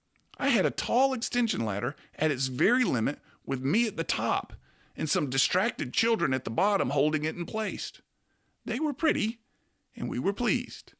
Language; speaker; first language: English; native; English